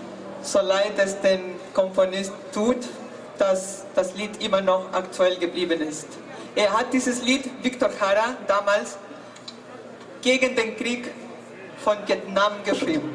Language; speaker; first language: German; non-native, fluent; Spanish